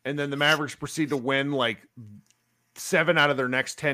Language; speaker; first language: English; native; English